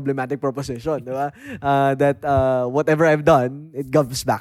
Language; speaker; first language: English; non-native, local second language; Filipino